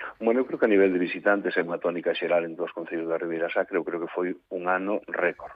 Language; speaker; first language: Galician; native; Galician